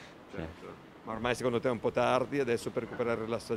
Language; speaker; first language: Italian; native; Italian